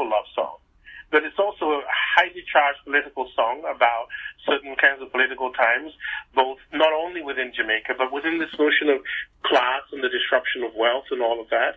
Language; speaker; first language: English; non-native, local second language; Igbo